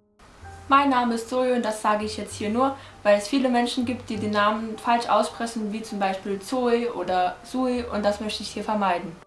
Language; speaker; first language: German; native; German